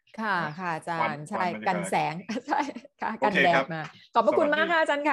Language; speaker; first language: Thai; native; Thai